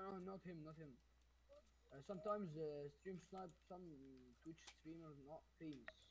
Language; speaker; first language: English; non-native, learner; Arabic